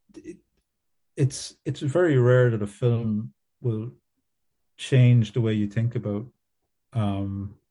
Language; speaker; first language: English; native; English